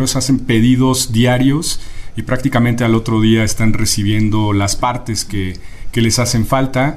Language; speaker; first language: Spanish; native; Spanish